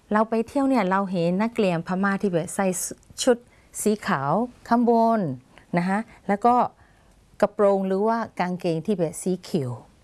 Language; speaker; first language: Thai; non-native, fluent; Burmese